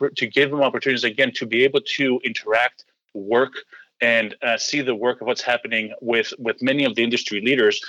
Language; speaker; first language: English; early bilingual, heritage; Greek